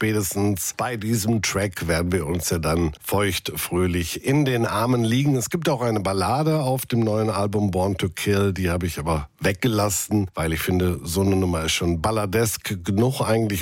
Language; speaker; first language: German; native; German